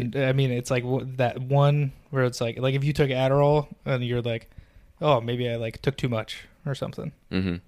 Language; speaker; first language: English; native; English